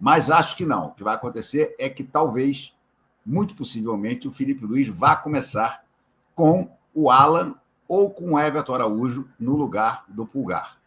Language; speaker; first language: Portuguese; native; Portuguese